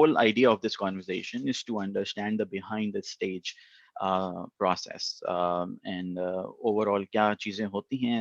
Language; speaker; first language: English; non-native, local second language; Hindi